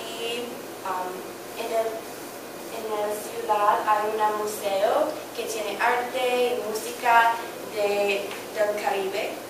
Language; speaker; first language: Spanish; non-native, learner; English